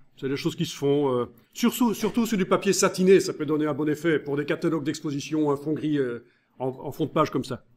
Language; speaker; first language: French; native; French